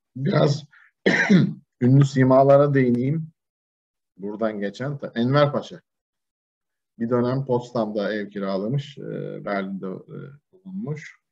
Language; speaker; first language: Turkish; native; Turkish